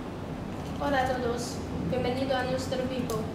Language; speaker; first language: Spanish; non-native, learner; Chinese